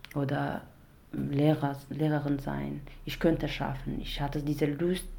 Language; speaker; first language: German; non-native, fluent; Arabic